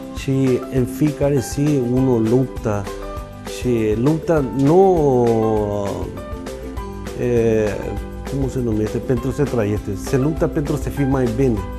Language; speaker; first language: Romanian; non-native, learner; Spanish